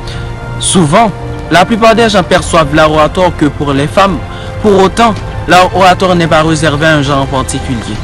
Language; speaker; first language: French; non-native, local second language; Haitian Creole